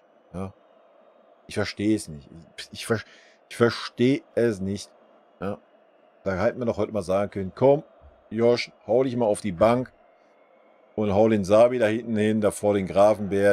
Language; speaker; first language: German; native; German